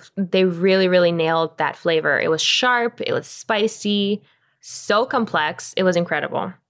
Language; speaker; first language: English; non-native, fluent; Romanian